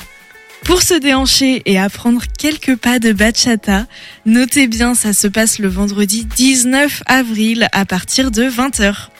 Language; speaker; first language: French; native; French